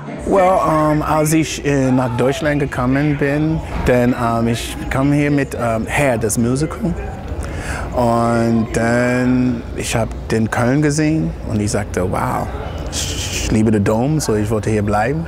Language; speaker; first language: German; non-native, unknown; English